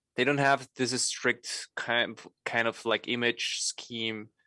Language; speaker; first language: English; non-native, fluent; Spanish